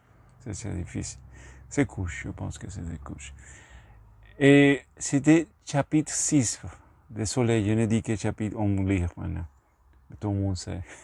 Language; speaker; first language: French; non-native, learner; Spanish